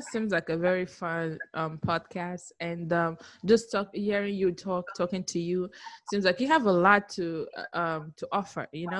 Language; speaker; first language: English; non-native, local second language; Igbo